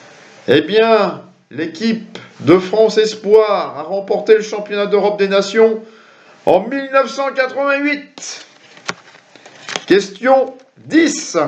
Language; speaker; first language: French; native; French